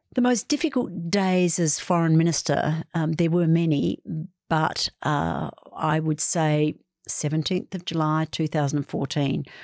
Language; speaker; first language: English; native; English